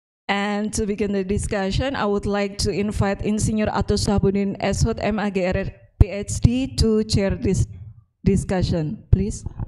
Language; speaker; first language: English; non-native, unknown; Indonesian